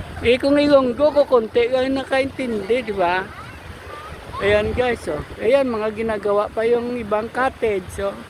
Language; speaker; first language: Filipino; non-native, local second language; Hiligaynon